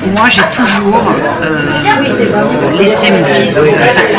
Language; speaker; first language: French; native; French